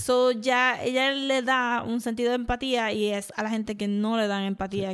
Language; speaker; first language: Spanish; early bilingual, heritage; Spanish